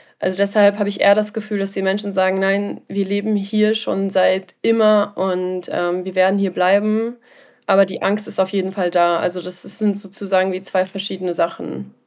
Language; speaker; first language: German; native; German